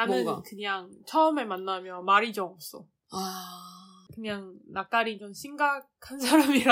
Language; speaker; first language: Korean; non-native, learner; Chinese